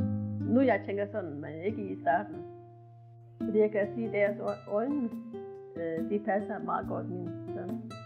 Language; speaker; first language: Danish; non-native, learner; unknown